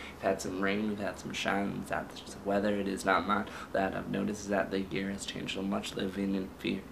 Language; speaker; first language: English; native; English